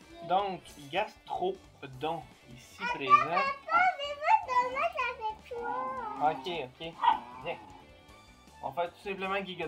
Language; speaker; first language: French; native; French